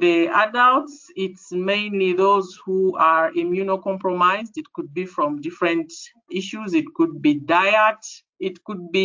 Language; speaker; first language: English; non-native, local second language; Ganda